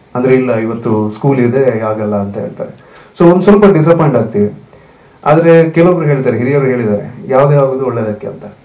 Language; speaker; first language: Kannada; non-native, local second language; Tulu